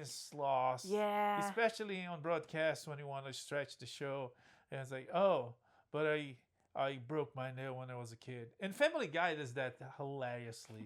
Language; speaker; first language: English; non-native, fluent; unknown